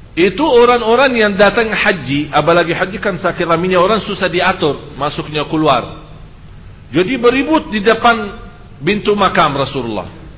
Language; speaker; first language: Indonesian; non-native, fluent; Arabic